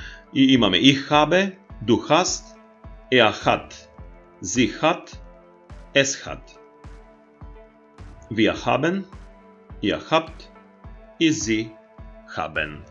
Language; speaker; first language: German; non-native, fluent; Macedonian